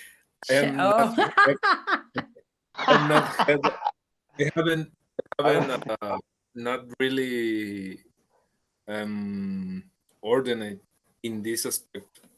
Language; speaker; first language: English; non-native, learner; Spanish